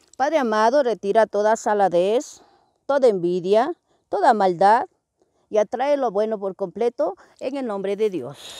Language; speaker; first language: Spanish; native; Spanish